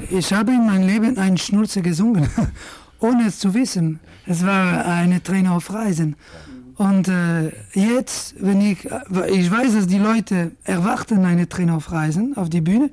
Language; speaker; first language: German; non-native, fluent; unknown